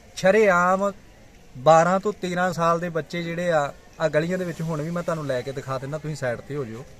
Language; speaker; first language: Punjabi; native; Punjabi